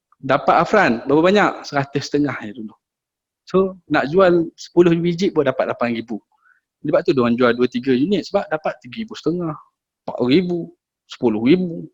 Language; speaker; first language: Malay; native; Malay